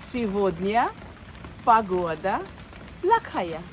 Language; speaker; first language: Russian; non-native, fluent; Bangla